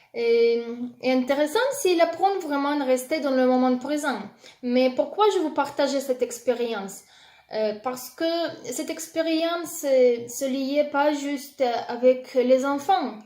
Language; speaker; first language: French; non-native, learner; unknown